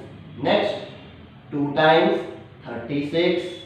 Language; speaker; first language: English; non-native, local second language; Hindi